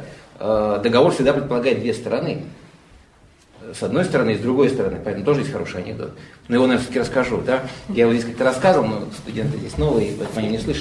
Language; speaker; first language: Russian; native; Russian